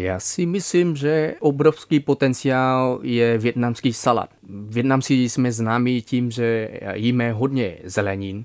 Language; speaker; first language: Czech; non-native, fluent; Vietnamese